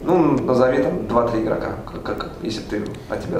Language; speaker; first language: Russian; native; Russian